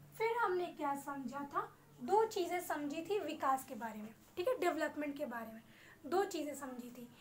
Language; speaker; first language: Hindi; native; Hindi